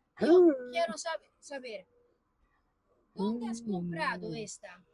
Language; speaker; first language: Spanish; non-native, learner; Italian